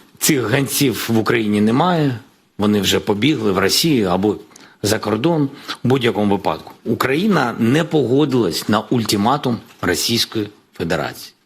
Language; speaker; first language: Ukrainian; non-native, local second language; Russian